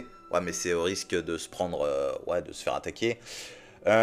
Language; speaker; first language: French; native; French